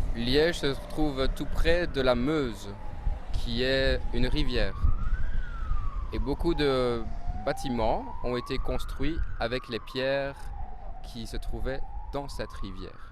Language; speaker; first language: French; native; French